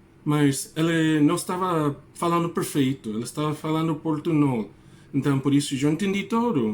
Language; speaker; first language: Portuguese; non-native, learner; English